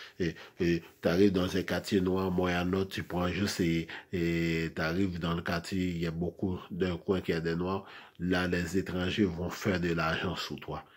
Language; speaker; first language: French; non-native, local second language; Haitian Creole